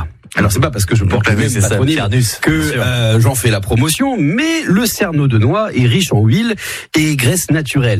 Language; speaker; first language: French; native; French